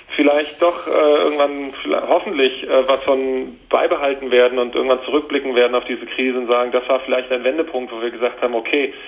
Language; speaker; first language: German; native; German